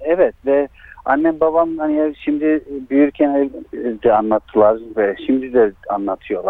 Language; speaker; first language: Turkish; early bilingual, heritage; Turkish